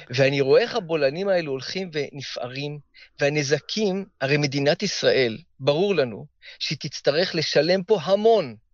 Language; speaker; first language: Hebrew; early bilingual, heritage; Hebrew